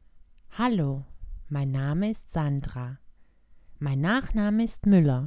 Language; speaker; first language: German; non-native, fluent; Croatian